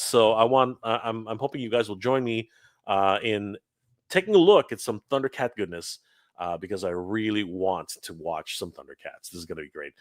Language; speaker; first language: English; native; English